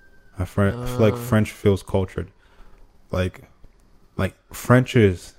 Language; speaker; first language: English; non-native, local second language; Igbo